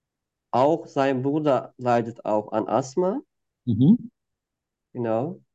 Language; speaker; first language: German; non-native, fluent; Turkish